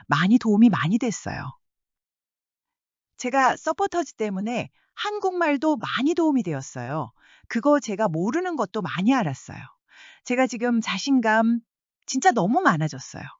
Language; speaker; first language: Korean; non-native, learner; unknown